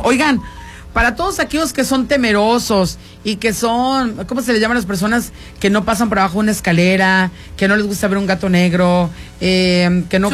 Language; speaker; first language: Spanish; native; Spanish